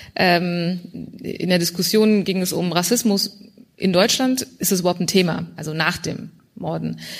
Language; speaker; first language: German; early bilingual, other home language; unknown